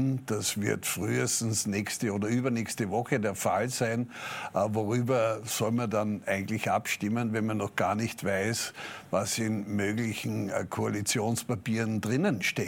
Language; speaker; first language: German; native; German